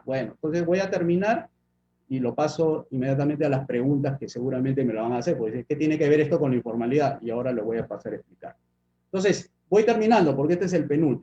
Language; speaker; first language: Spanish; native; Spanish